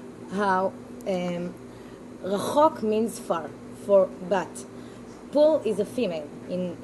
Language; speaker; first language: English; non-native, fluent; Hebrew